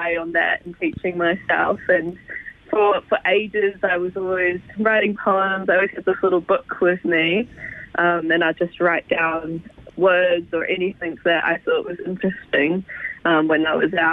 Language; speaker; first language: English; native; English